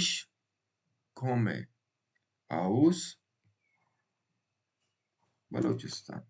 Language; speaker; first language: German; non-native, learner; Baluchi